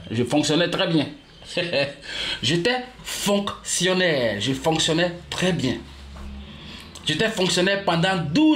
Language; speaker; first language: French; native; French